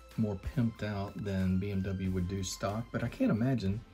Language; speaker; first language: English; native; English